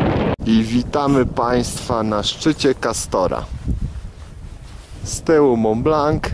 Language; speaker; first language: Polish; native; Polish